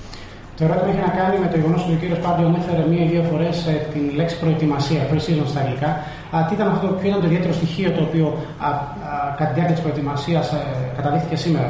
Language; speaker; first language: Greek; native; Greek